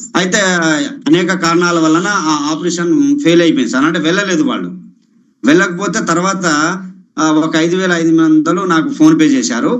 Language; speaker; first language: Telugu; non-native, local second language; Lambadi